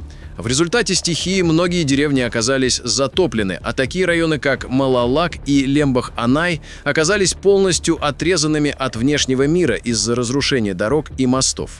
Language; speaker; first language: Russian; native; Russian